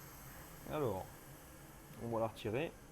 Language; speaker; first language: French; native; French